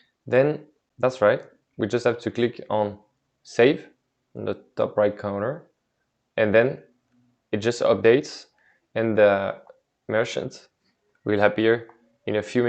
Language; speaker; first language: English; non-native, fluent; French